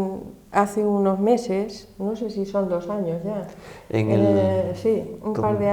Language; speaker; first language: Spanish; native; Spanish